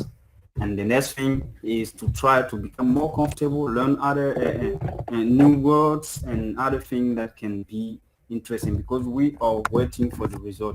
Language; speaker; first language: English; non-native, fluent; French